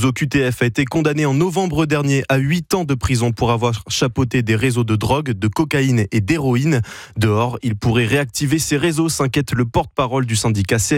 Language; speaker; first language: French; native; French